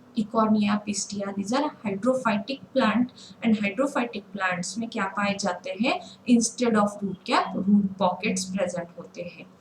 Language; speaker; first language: Hindi; non-native, local second language; Marathi